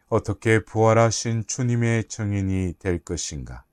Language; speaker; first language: Korean; native; Korean